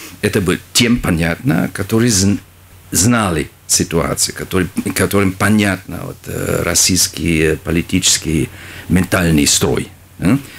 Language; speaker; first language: Russian; non-native, fluent; German